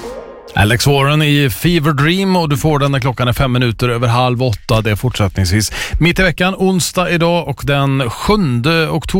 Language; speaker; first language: Swedish; native; Swedish